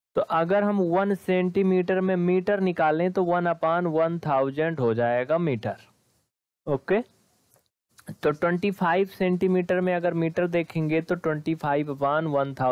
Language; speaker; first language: Hindi; native; Hindi